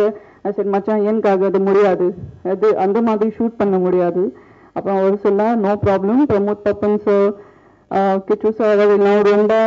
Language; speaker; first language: Tamil; non-native, learner; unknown